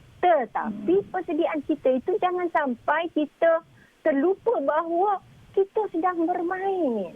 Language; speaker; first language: Malay; native; Malay